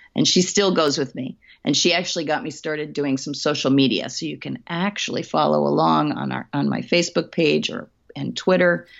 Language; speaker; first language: English; native; English